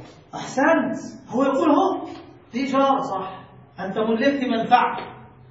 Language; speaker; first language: Arabic; native; Arabic